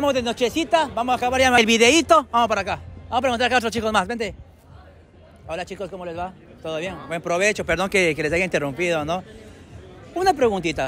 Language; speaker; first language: Spanish; native; Spanish